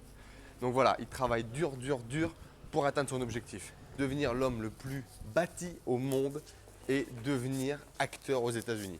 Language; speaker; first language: French; native; French